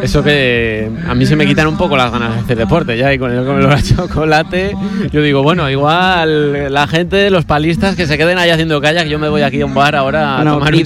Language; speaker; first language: Spanish; native; Spanish